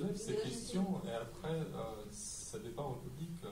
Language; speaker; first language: French; non-native, fluent; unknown